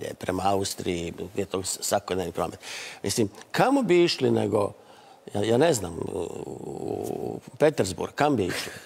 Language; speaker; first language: Croatian; native; Croatian